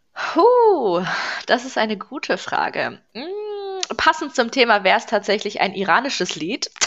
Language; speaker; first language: German; early bilingual, other home language; Persian